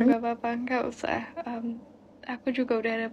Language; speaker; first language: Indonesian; non-native, fluent; Dutch